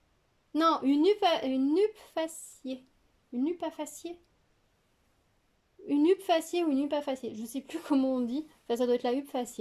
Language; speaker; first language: French; native; French